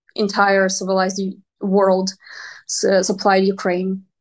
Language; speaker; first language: English; non-native, fluent; Ukrainian